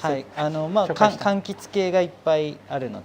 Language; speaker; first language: Japanese; native; Japanese